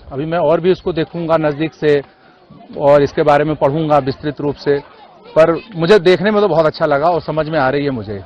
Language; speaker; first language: Hindi; native; Hindi